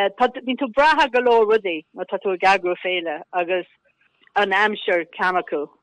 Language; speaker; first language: Irish; native; Irish